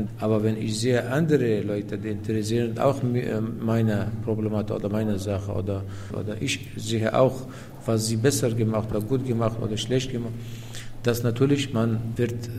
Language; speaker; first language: German; non-native, learner; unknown